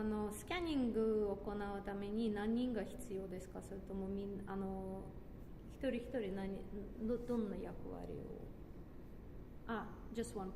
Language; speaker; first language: Japanese; non-native, fluent; Russian